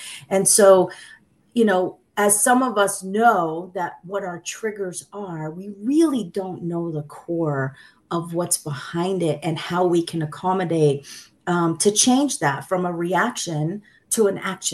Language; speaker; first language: English; early bilingual, other home language; Sicilian